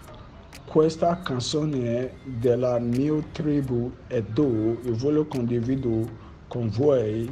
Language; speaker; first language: Italian; non-native, learner; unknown